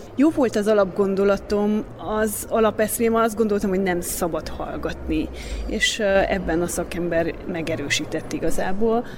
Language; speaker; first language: Hungarian; native; Hungarian